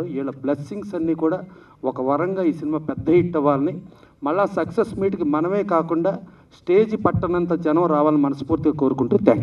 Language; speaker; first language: Telugu; native; Telugu